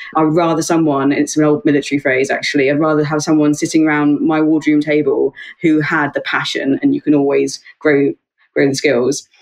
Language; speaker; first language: English; native; English